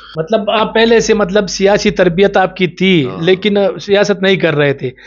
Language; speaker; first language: Urdu; non-native, local second language; Pashto